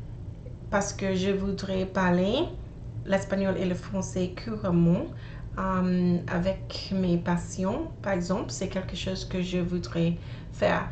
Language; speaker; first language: French; non-native, learner; English